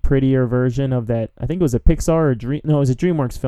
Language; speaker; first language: English; native; English